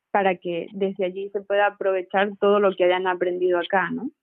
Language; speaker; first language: Spanish; native; Spanish